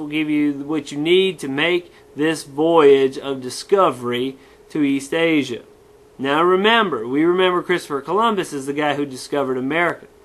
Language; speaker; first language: English; native; English